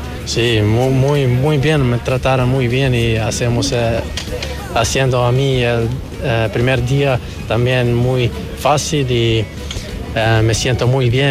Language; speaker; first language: Spanish; non-native, learner; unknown